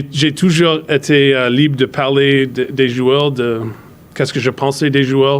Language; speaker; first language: French; non-native, fluent; English